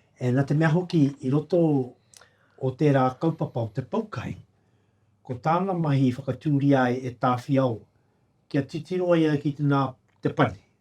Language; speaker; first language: Māori; native; Māori